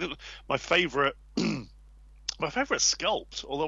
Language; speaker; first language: English; native; English